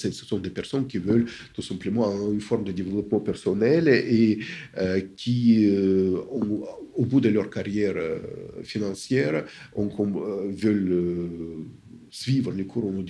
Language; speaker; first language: French; non-native, fluent; Russian